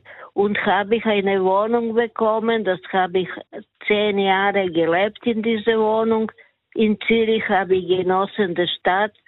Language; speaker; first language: German; non-native, learner; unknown